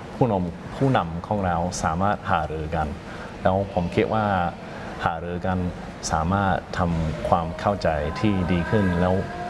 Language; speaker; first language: Thai; non-native, fluent; English